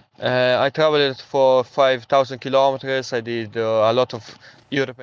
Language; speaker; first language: English; non-native, learner; Russian